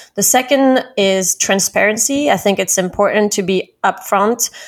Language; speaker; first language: English; non-native, fluent; French